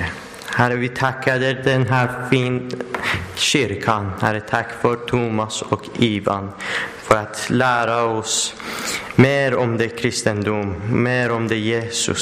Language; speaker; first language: Swedish; non-native, learner; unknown